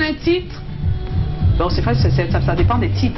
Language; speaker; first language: French; native; French